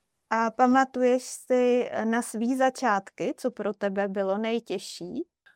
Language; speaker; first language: Czech; native; Czech